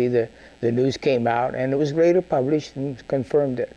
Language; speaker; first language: English; native; English